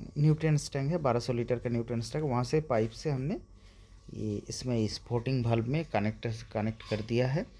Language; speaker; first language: Hindi; non-native, local second language; Bangla